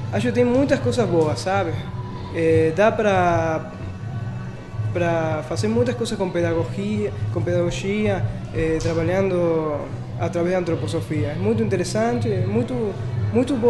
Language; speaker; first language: Portuguese; non-native, fluent; Spanish